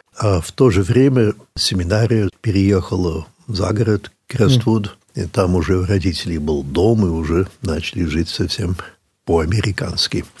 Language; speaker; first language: Russian; early bilingual, heritage; English